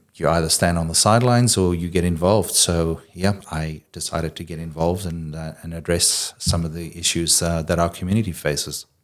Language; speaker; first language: English; native; English